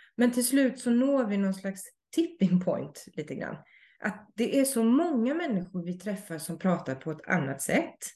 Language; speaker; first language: Swedish; native; Swedish